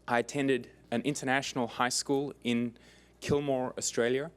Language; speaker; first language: English; native; English